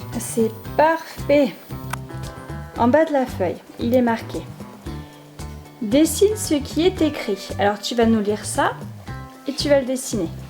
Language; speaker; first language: French; native; French